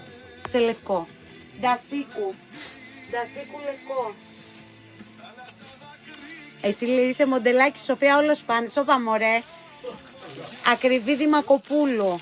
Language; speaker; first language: Greek; native; Greek